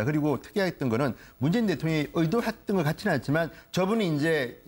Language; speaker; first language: Korean; native; Korean